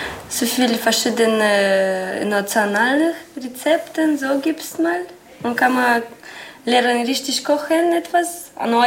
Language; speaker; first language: German; non-native, learner; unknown